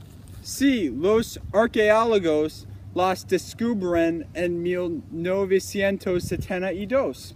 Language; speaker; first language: Spanish; non-native, learner; English